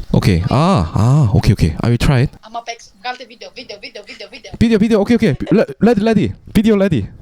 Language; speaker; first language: English; non-native, learner; Korean